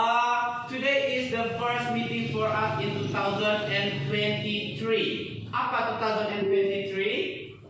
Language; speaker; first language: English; non-native, fluent; Indonesian